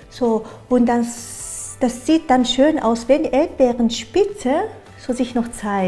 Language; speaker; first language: German; non-native, fluent; Japanese